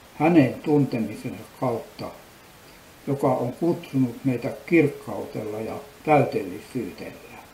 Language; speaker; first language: Finnish; native; Finnish